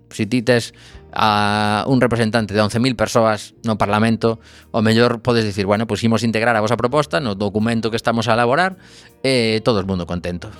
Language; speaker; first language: Galician; native; Galician